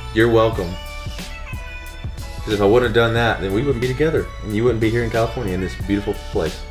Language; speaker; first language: English; native; English